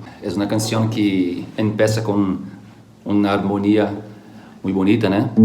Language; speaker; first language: Spanish; non-native, fluent; Portuguese